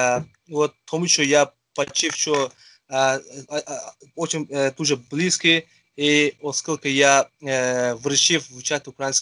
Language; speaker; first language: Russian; non-native, fluent; Azerbaijani